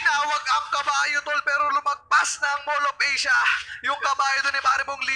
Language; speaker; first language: Filipino; native; Filipino